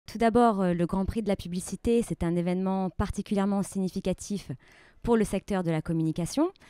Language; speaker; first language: French; native; French